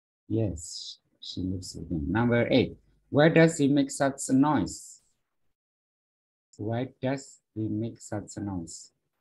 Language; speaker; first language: English; non-native, fluent; Indonesian